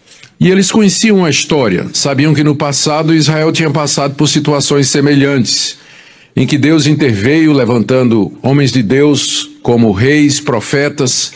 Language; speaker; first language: Portuguese; native; Portuguese